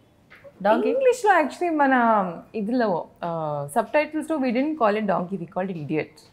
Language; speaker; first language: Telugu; non-native, learner; Kannada